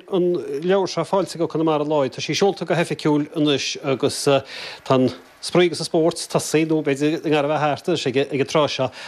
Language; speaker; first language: Irish; native; Irish